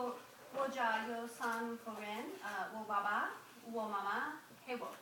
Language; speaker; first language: Chinese; non-native, learner; English